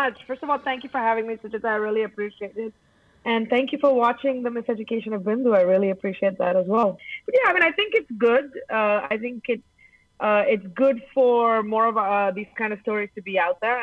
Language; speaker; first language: English; non-native, local second language; Tamil